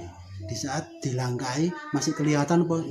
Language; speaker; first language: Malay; non-native, local second language; Javanese